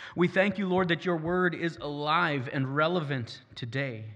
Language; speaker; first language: English; native; English